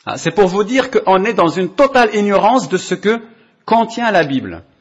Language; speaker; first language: French; non-native, local second language; Arabic